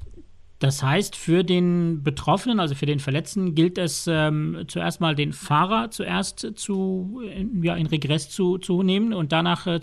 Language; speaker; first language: German; native; German